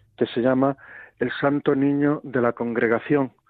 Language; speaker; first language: Spanish; native; Spanish